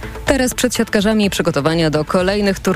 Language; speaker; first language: Polish; native; Polish